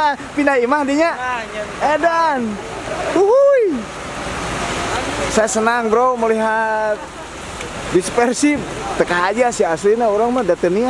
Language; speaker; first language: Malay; non-native, local second language; Sundanese